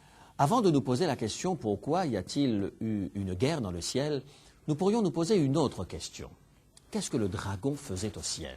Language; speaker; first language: French; native; French